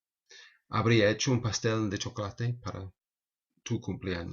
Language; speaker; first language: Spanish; non-native, fluent; English